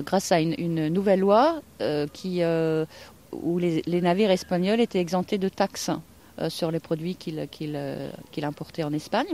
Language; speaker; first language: French; non-native, fluent; Norwegian